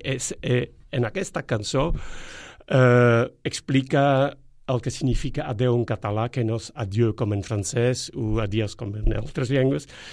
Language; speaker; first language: Catalan; non-native, fluent; Dutch